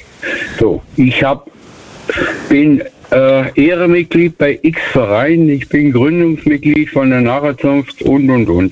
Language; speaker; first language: German; native; German